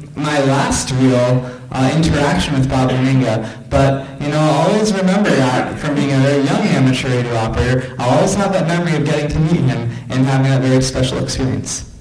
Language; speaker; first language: English; native; English